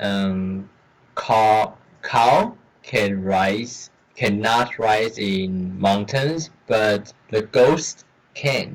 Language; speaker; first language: English; non-native, learner; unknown